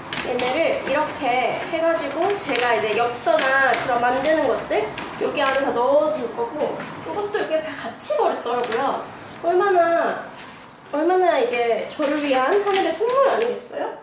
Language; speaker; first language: Korean; native; Korean